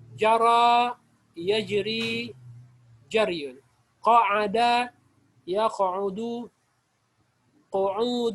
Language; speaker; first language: Arabic; non-native, fluent; Indonesian